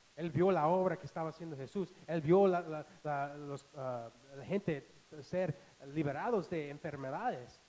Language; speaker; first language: Spanish; non-native, fluent; English